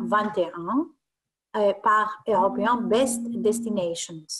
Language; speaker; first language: French; non-native, fluent; Greek